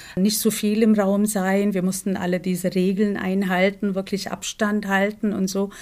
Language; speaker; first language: German; non-native, fluent; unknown